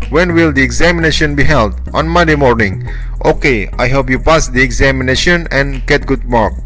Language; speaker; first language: English; non-native, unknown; Indonesian